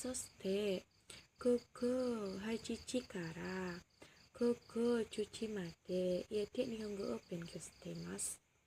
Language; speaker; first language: Japanese; non-native, learner; Indonesian